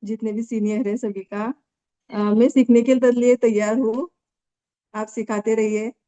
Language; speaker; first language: Hindi; non-native, local second language; Marathi